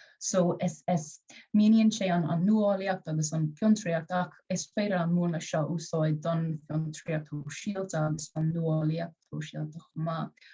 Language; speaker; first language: Irish; native; Irish